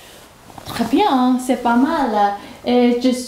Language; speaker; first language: French; non-native, learner; Thai